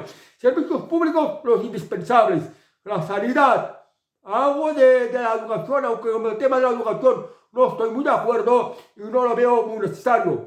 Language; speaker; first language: Spanish; native; Spanish